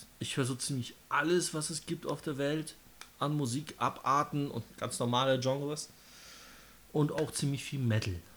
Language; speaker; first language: German; native; German